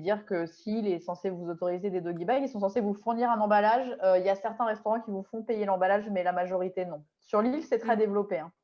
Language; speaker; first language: French; native; French